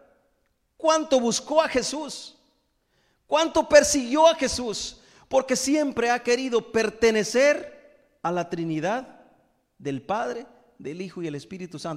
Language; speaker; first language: Spanish; native; Spanish